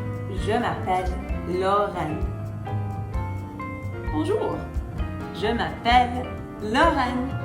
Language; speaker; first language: French; non-native, fluent; English